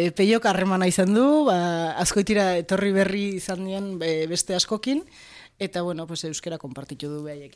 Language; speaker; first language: Basque; native; Basque